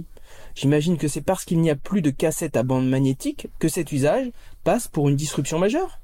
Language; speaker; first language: French; native; French